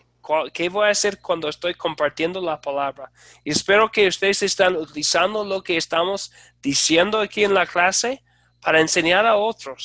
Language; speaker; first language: Spanish; non-native, fluent; English